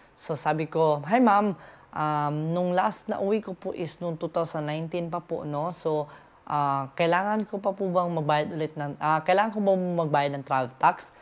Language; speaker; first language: Filipino; native; Filipino